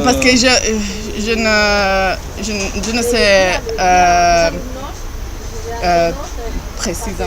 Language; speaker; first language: French; non-native, learner; Italian